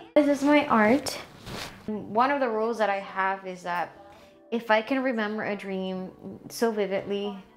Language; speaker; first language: English; early bilingual, other home language; Spanish